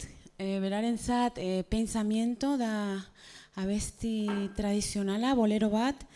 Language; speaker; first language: Basque; non-native, learner; Spanish